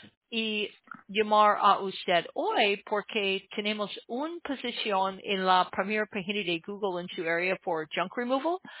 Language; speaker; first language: Spanish; non-native, learner; English